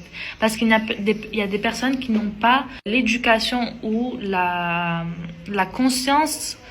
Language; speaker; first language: French; early bilingual, other home language; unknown